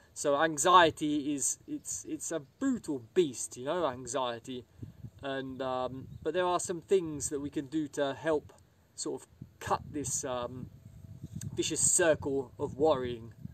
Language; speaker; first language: English; native; English